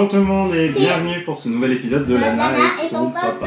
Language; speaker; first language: French; native; French